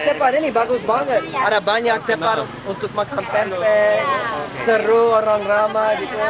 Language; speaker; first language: Indonesian; non-native, learner; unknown